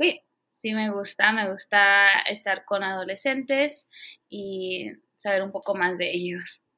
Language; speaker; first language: Spanish; early bilingual, heritage; Spanish